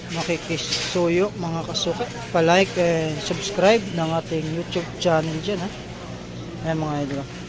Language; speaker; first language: Filipino; native; Filipino